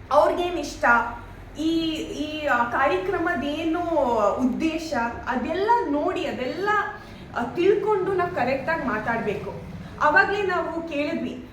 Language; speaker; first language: Kannada; non-native, learner; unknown